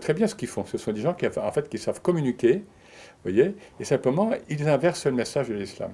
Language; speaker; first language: French; native; French